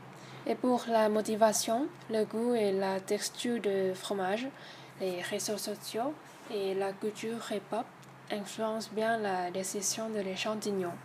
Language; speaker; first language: French; non-native, learner; Thai